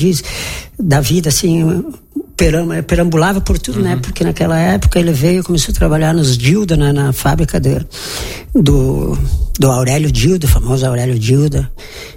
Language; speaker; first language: Portuguese; native; Portuguese